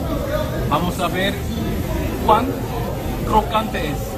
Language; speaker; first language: Spanish; non-native, learner; Korean